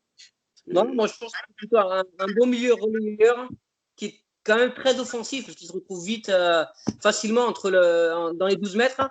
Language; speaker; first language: French; native; French